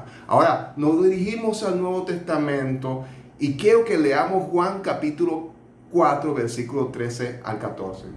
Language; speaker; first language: Spanish; native; Spanish